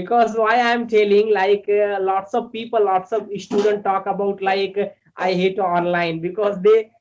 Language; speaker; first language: English; non-native, learner; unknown